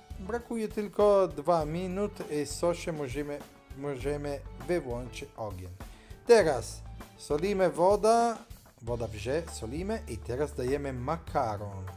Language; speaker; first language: Polish; non-native, learner; Italian